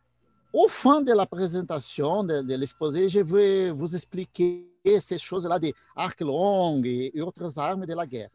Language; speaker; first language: French; non-native, learner; Portuguese